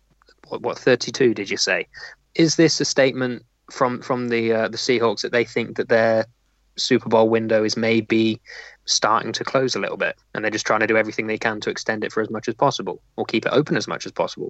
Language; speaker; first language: English; native; English